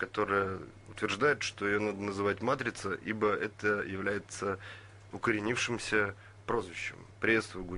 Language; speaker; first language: Russian; native; Russian